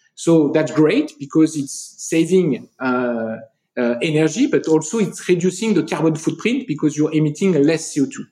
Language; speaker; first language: English; non-native, fluent; French